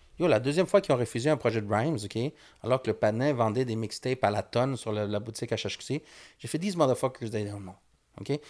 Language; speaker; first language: French; early bilingual, other home language; Spanish